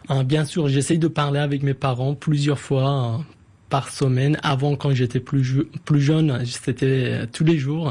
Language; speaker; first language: French; non-native, fluent; Persian